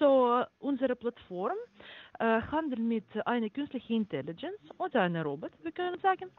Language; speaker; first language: German; non-native, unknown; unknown